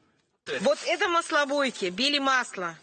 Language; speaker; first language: Russian; native; Russian